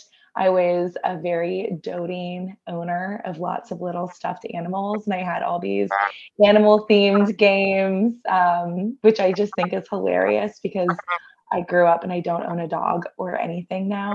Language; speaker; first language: English; native; English